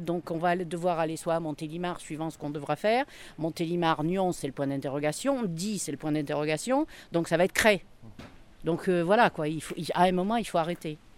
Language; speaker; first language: French; native; French